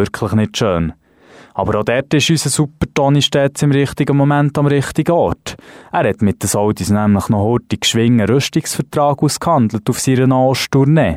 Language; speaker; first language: German; native; German